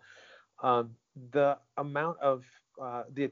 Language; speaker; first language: English; native; English